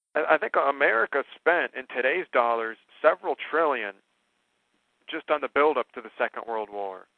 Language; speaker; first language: English; native; English